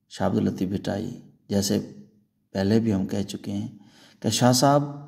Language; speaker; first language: Urdu; non-native, local second language; Sindhi